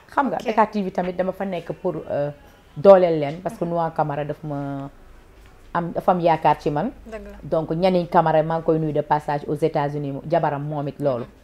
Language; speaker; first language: Wolof; non-native, local second language; Fula